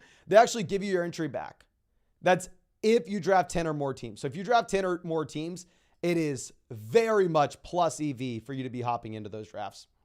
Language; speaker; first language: English; native; English